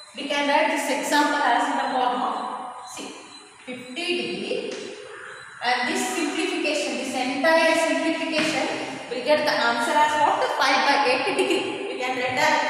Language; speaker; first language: English; non-native, local second language; Kannada